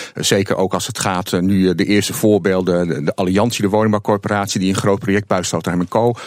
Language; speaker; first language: Dutch; native; Dutch